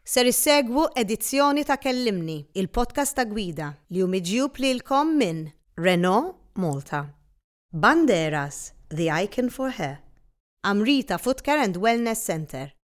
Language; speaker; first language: Maltese; native; Maltese